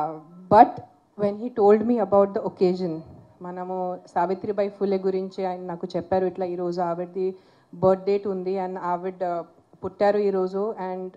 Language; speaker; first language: Telugu; non-native, local second language; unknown